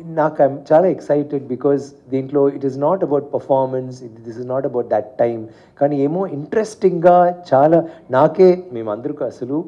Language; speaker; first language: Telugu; non-native, learner; Tamil